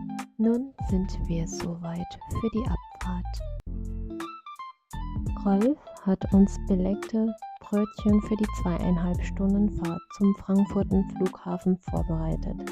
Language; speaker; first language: German; non-native, fluent; Vietnamese